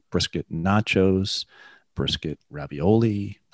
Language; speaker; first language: English; native; English